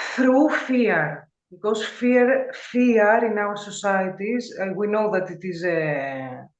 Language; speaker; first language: English; non-native, fluent; Greek